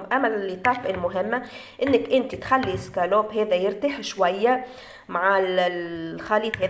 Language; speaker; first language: Arabic; native; Arabic